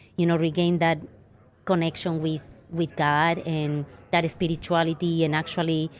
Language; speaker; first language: English; non-native, fluent; Spanish